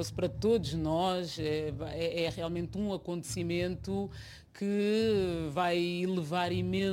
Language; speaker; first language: Portuguese; native; Portuguese